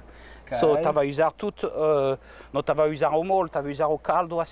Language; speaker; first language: Portuguese; non-native, fluent; French